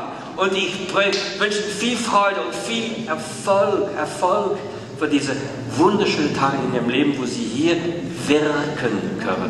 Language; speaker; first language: German; non-native, fluent; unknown